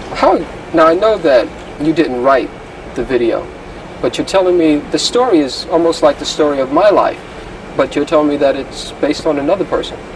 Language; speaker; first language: English; native; English